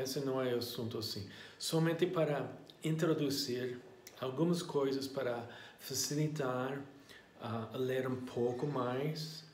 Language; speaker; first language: Portuguese; non-native, learner; English